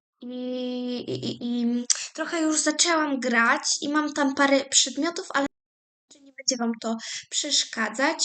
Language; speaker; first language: Polish; native; Polish